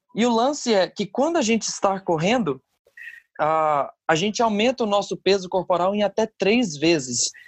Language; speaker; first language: Portuguese; early bilingual, other home language; English